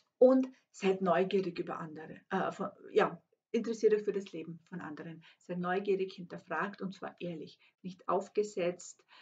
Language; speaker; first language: German; non-native, fluent; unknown